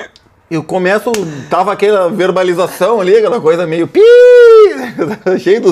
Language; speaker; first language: Portuguese; native; Portuguese